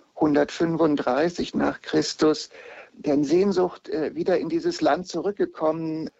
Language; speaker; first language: German; native; German